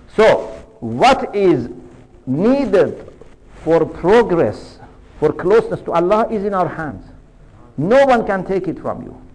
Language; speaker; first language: English; non-native, fluent; Persian